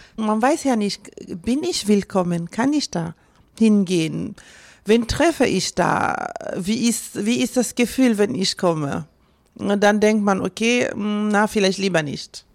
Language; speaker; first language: German; non-native, fluent; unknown